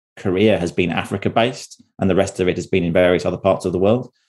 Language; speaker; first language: English; native; English